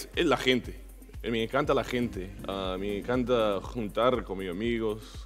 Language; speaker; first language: Spanish; non-native, learner; English